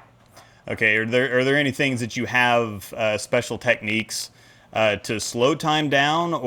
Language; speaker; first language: English; native; English